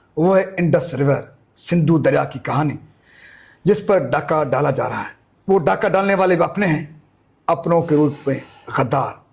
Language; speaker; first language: Urdu; non-native, local second language; Sindhi